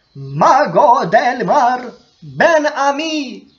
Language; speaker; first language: Spanish; non-native, fluent; Turkish